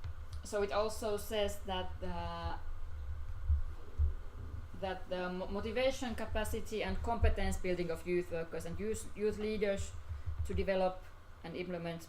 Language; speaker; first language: English; non-native, fluent; Finnish